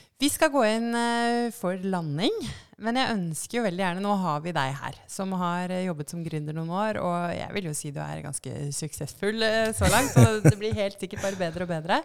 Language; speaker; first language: Norwegian; native; Norwegian